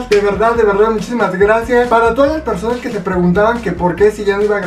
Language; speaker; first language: Spanish; native; Spanish